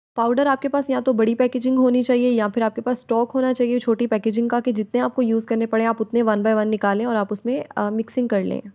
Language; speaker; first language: Urdu; native; Urdu